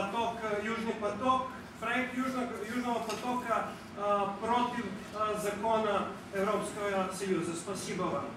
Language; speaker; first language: Russian; non-native, learner; Serbian